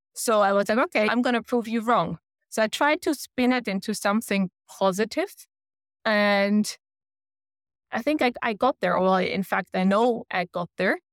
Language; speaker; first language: English; non-native, fluent; German